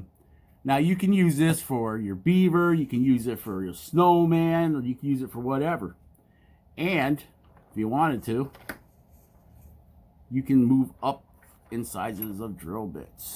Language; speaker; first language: English; native; English